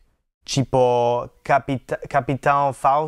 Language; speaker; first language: Portuguese; non-native, learner; English